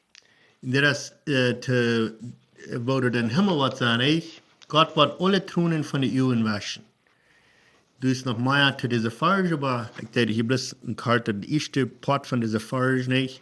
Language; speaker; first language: German; non-native, learner; Plautdietsch